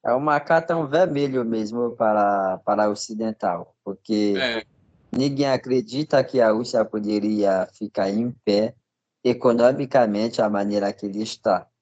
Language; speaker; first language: Portuguese; non-native, fluent; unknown